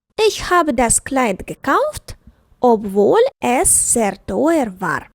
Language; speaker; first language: German; non-native, fluent; Ukrainian